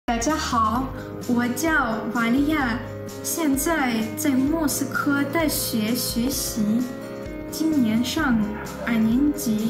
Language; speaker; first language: Chinese; non-native, learner; Russian